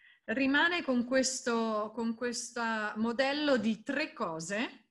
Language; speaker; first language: Italian; native; Italian